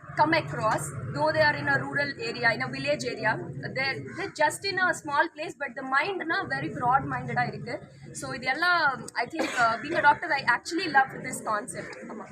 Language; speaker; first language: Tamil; non-native, learner; Telugu